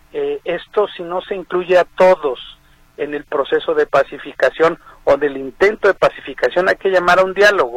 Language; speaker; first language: Spanish; native; Spanish